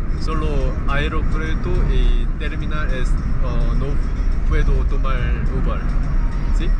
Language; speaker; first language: Spanish; non-native, learner; Korean